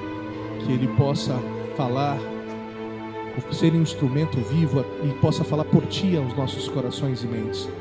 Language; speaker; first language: Portuguese; native; Portuguese